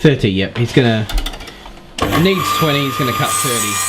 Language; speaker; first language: English; native; English